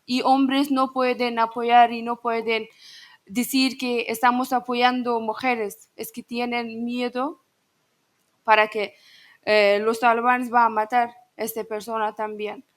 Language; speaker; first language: Spanish; non-native, learner; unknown